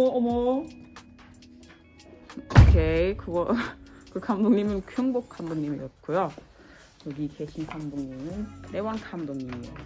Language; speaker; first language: Korean; non-native, fluent; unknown